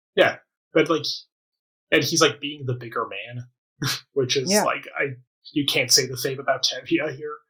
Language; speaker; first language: English; native; English